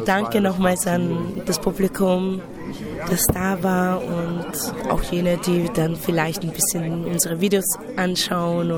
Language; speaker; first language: German; native; German